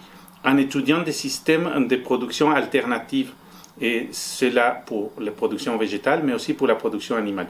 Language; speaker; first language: French; non-native, fluent; Spanish